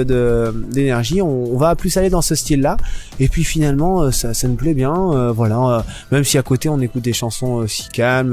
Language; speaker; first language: French; native; French